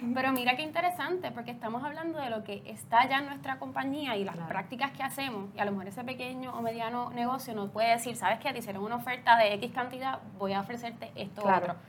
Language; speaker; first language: Spanish; native; Spanish